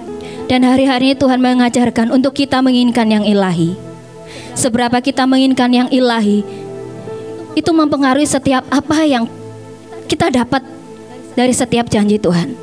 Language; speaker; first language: Indonesian; native; Indonesian